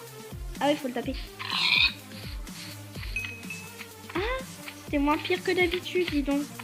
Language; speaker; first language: French; native; French